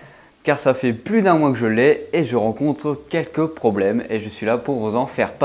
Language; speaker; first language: French; native; French